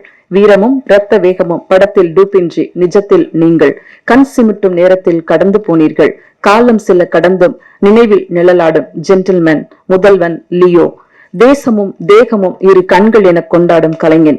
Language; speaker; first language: Tamil; native; Tamil